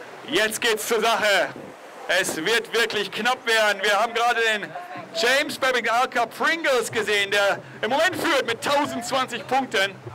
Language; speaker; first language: German; native; German